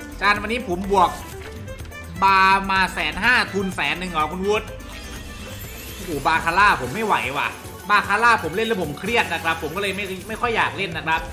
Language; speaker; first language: Thai; native; Thai